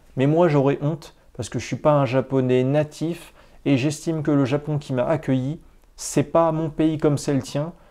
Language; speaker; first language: French; native; French